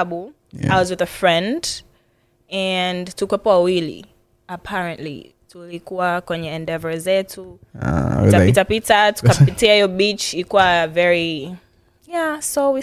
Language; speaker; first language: English; non-native, local second language; Swahili